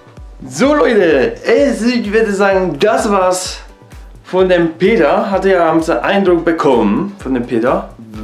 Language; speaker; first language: German; non-native, learner; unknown